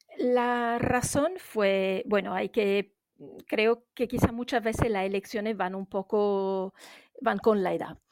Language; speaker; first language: Spanish; non-native, fluent; Italian